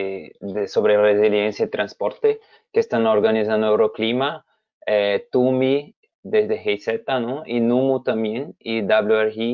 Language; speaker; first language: Spanish; non-native, fluent; Portuguese